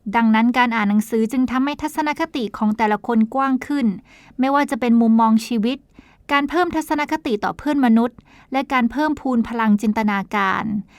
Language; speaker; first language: Thai; native; Thai